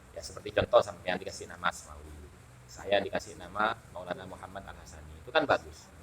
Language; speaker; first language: Indonesian; non-native, local second language; Madurese